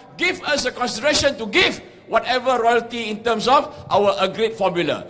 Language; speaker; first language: English; non-native, local second language; Malay